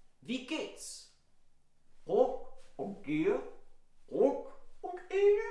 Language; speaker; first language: German; non-native, fluent; Italian